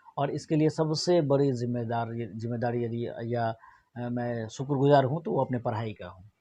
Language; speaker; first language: Hindi; non-native, local second language; Maithili